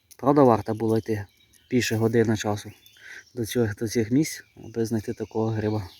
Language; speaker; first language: Ukrainian; native; Ukrainian